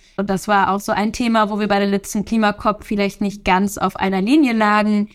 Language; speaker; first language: German; native; German